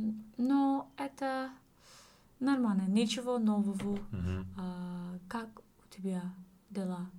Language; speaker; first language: Russian; non-native, learner; English